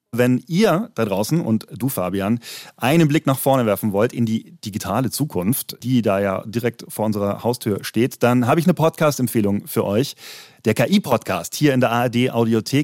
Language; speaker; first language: German; native; German